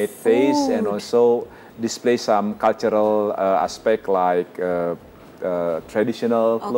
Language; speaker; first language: English; non-native, fluent; Indonesian